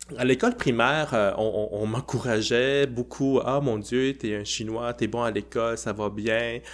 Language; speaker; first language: French; early bilingual, other home language; Cantonese